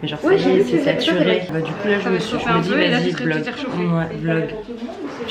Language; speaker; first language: French; native; French